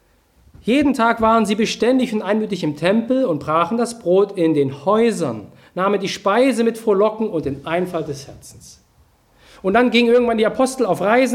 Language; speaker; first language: German; native; German